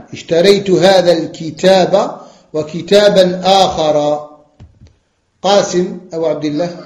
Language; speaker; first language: Arabic; non-native, fluent; French